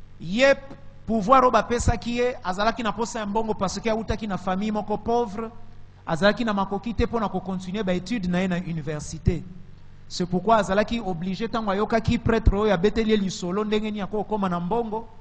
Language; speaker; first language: Lingala; native; Lingala